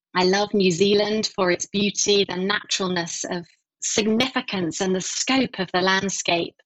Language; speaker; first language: English; native; English